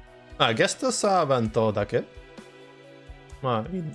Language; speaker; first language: Japanese; non-native, learner; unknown